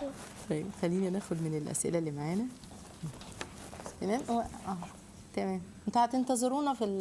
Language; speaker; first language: Arabic; native; Arabic